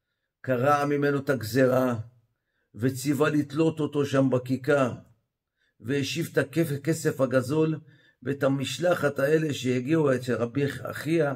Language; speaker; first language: Hebrew; native; Hebrew